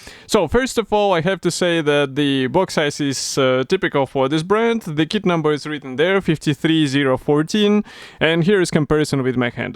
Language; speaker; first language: English; non-native, fluent; Russian